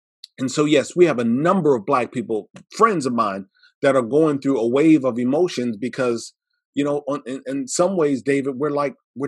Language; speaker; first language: English; native; English